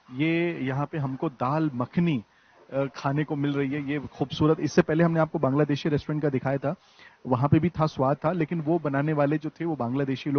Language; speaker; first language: Hindi; native; Hindi